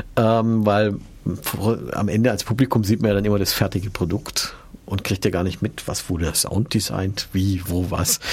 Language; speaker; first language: German; native; German